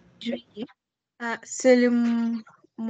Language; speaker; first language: French; non-native, learner; Spanish